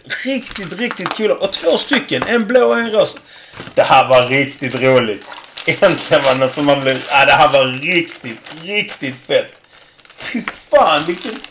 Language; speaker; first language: Swedish; native; Swedish